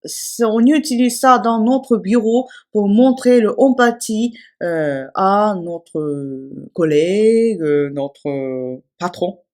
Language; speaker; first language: French; non-native, fluent; Japanese